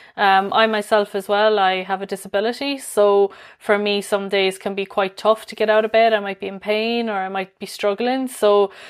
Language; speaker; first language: English; native; English